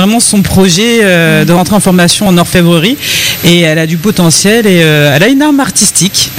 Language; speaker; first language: French; native; French